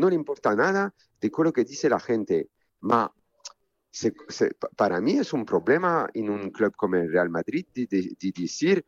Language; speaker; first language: Spanish; non-native, fluent; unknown